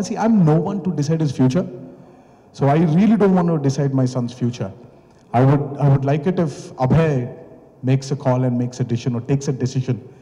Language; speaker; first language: English; non-native, local second language; Telugu